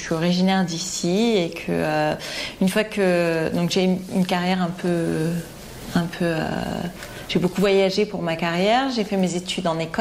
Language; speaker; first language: French; native; French